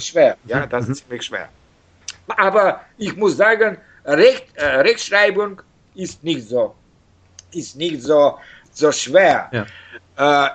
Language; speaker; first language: German; non-native, learner; Russian